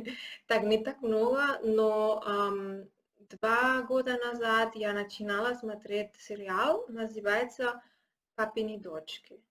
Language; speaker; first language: Russian; non-native, learner; Spanish